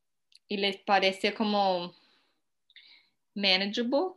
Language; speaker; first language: Spanish; early bilingual, heritage; Spanish